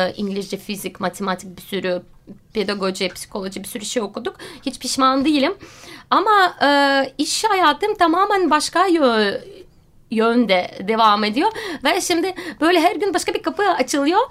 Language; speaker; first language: Turkish; non-native, fluent; Russian